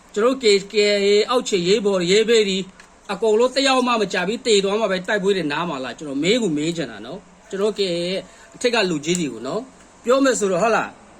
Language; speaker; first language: Burmese; non-native, local second language; Kachin